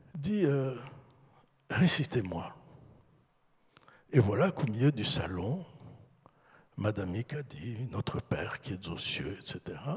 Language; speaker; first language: French; early bilingual, heritage; French